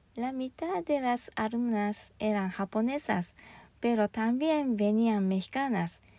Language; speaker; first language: Spanish; non-native, fluent; Japanese